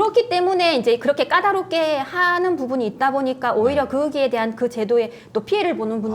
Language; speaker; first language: Korean; native; Korean